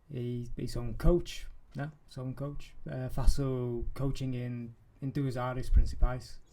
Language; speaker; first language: Portuguese; non-native, fluent; English